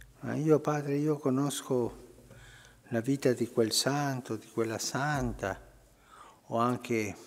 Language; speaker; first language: Italian; non-native, fluent; Spanish